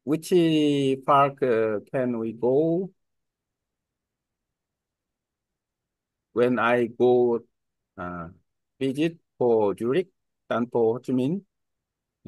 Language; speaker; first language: English; non-native, learner; Korean